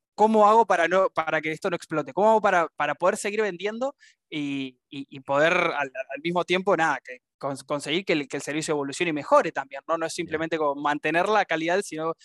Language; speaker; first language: Spanish; native; Spanish